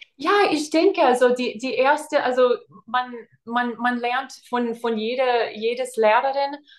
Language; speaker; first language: German; non-native, fluent; English